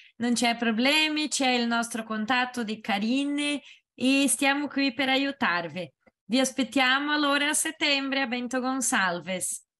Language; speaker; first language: Italian; non-native, learner; Portuguese